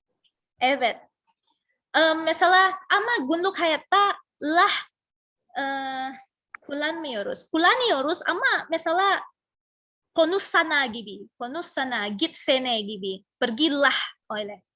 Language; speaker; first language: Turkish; non-native, fluent; Indonesian